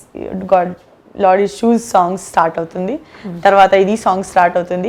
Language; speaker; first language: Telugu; non-native, learner; Gujarati